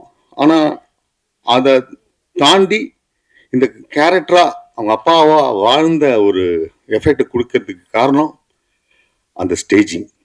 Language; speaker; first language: Tamil; native; Tamil